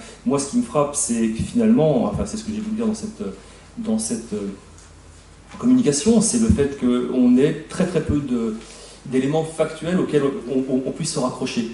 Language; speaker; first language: French; native; French